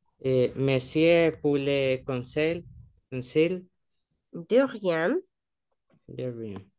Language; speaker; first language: French; non-native, learner; Spanish